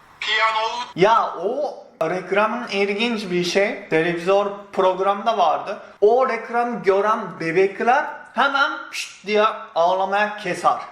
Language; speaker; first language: Turkish; non-native, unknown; Japanese